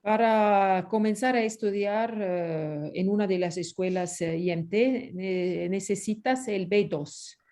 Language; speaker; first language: Spanish; non-native, fluent; French